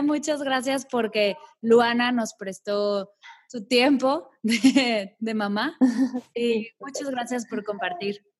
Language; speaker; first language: Spanish; native; Spanish